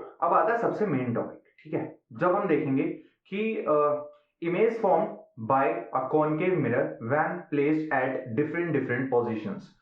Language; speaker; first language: Hindi; native; Hindi